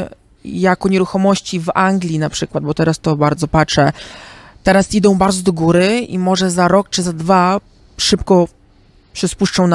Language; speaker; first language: Polish; early bilingual, heritage; Polish